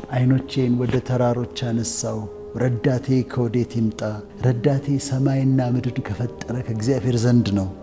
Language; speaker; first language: Amharic; native; Amharic